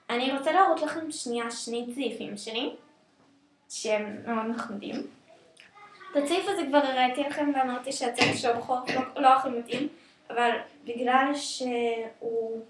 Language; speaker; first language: Hebrew; native; Hebrew